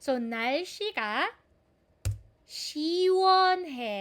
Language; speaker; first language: Korean; non-native, fluent; Filipino